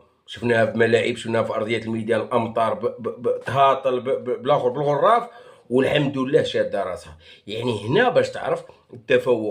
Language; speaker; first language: Arabic; native; Arabic